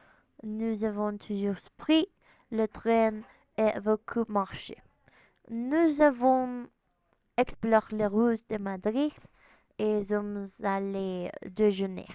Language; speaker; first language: French; non-native, learner; Spanish